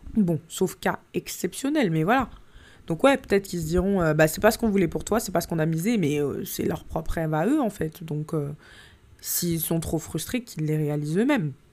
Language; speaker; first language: French; native; French